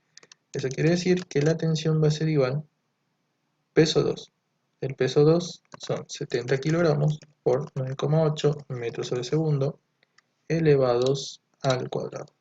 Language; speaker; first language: Spanish; native; Spanish